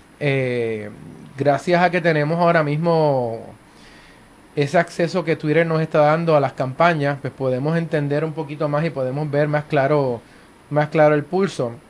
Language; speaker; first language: Spanish; native; Spanish